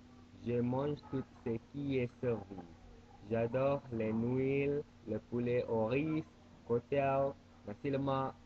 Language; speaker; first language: French; non-native, learner; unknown